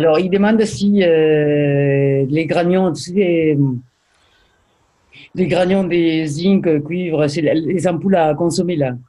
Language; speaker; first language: French; native; French